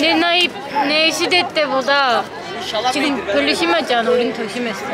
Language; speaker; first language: Korean; non-native, fluent; Turkish